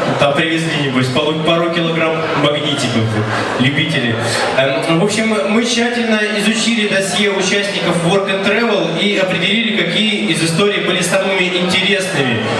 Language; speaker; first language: Russian; native; Russian